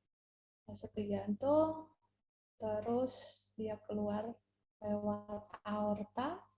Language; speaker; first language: Indonesian; native; Indonesian